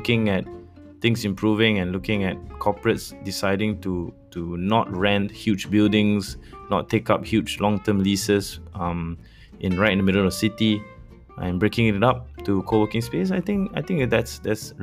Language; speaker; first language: English; non-native, local second language; Malay